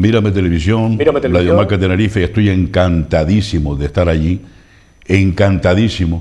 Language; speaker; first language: Spanish; native; Spanish